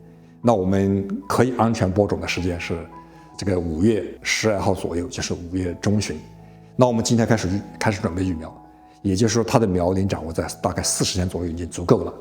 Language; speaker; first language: Chinese; native; Chinese